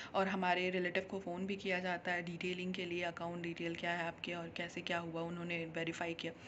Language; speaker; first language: Hindi; native; Hindi